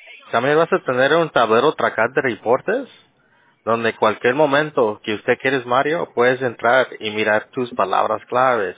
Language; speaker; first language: Spanish; early bilingual, heritage; Spanish